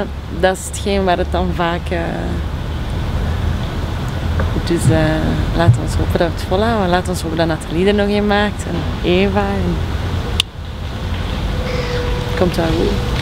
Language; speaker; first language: Dutch; native; Dutch